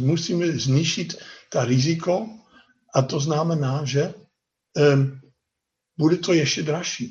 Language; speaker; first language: Czech; non-native, fluent; Dutch